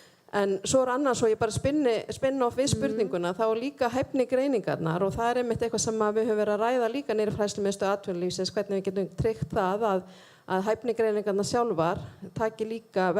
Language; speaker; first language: Icelandic; native; Icelandic